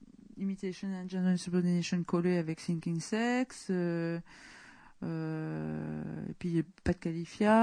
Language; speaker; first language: French; native; French